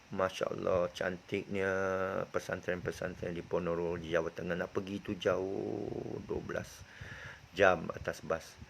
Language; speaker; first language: Malay; non-native, local second language; Chinese